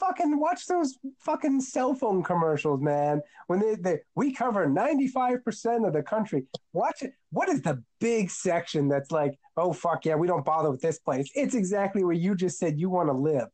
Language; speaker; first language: English; native; English